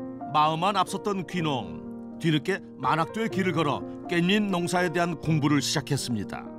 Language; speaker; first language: Korean; native; Korean